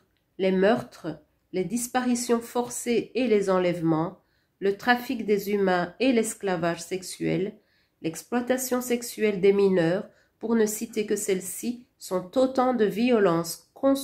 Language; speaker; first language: French; non-native, local second language; Rundi